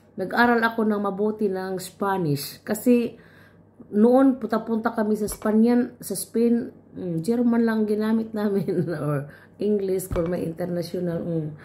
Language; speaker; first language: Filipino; non-native, local second language; Cebuano